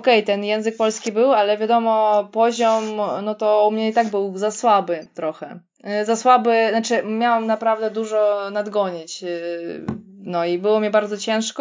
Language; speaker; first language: Polish; non-native, fluent; Russian